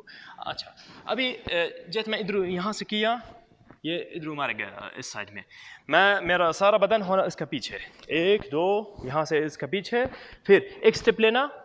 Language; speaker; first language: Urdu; non-native, learner; Arabic